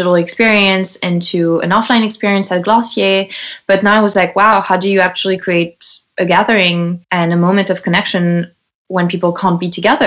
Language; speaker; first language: English; non-native, fluent; French